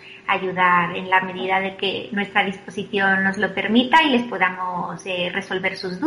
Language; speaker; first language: Spanish; native; Spanish